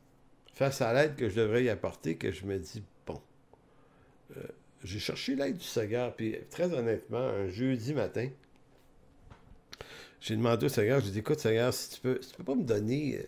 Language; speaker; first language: French; native; French